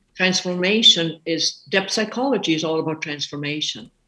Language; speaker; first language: English; native; English